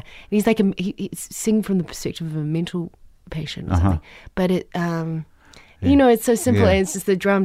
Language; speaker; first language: English; native; English